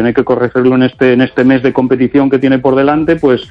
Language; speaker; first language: Spanish; native; Spanish